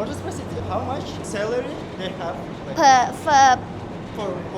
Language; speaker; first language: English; non-native, learner; Kazakh